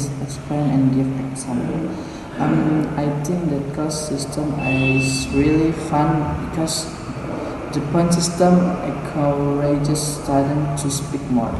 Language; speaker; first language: English; non-native, learner; Indonesian